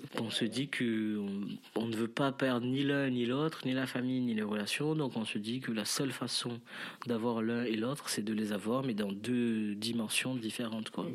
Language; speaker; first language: French; non-native, local second language; Morisyen